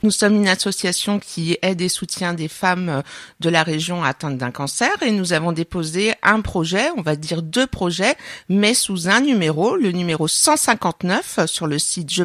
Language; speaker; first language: French; native; French